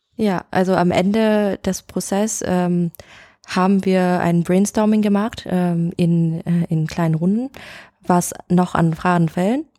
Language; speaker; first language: German; non-native, fluent; Vietnamese